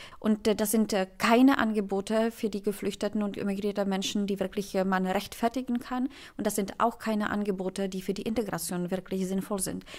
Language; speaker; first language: German; non-native, fluent; Czech